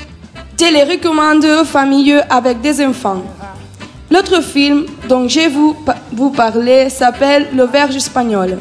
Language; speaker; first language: French; non-native, learner; Spanish